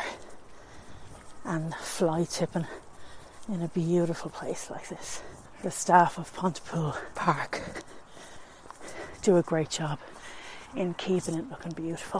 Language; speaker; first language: English; native; English